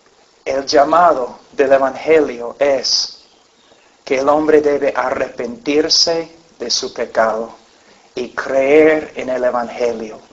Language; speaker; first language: Spanish; non-native, fluent; English